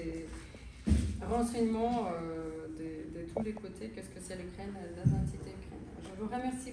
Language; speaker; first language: French; non-native, fluent; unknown